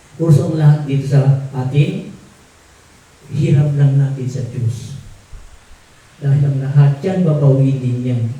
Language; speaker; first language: Filipino; non-native, local second language; Tausug